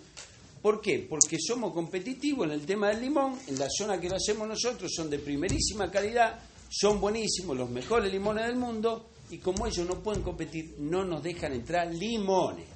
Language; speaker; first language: Spanish; native; Spanish